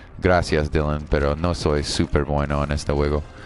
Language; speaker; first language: Spanish; non-native, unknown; English